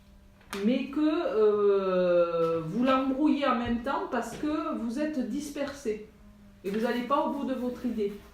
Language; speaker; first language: French; native; French